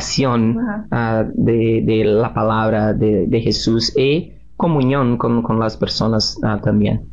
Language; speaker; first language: Spanish; non-native, learner; Portuguese